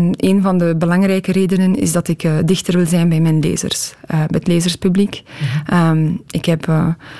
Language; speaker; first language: Dutch; early bilingual, other home language; Polish